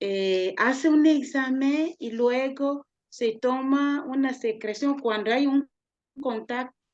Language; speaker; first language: Spanish; non-native, learner; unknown